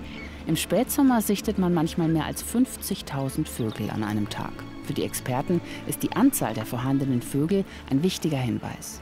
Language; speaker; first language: German; native; German